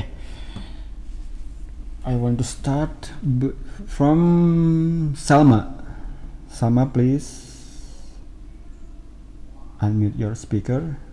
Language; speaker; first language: English; non-native, fluent; Indonesian